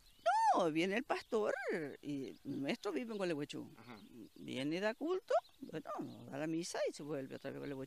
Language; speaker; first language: Spanish; native; Spanish